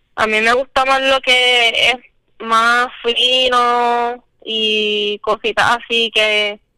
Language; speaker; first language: Spanish; native; Spanish